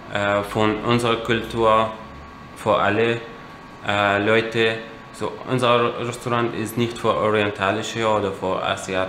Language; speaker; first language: German; non-native, learner; Arabic